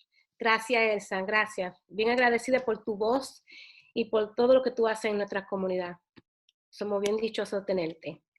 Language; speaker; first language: Spanish; early bilingual, other home language; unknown